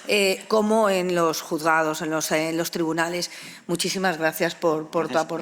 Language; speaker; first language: Spanish; native; Spanish